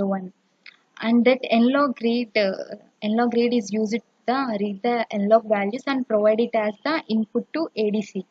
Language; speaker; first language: English; non-native, local second language; Telugu